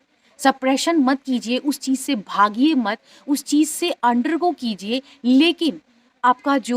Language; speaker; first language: Hindi; native; Hindi